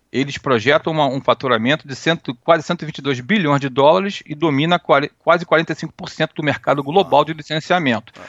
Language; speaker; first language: Portuguese; native; Portuguese